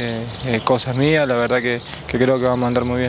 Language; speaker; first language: Spanish; native; Spanish